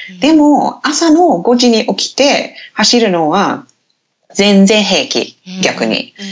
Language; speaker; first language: Japanese; non-native, fluent; English